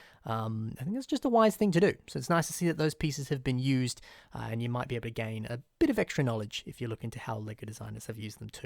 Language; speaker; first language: English; native; English